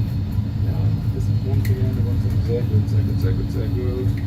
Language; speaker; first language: German; non-native, learner; English